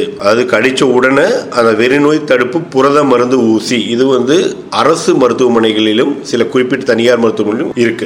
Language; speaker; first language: Tamil; native; Tamil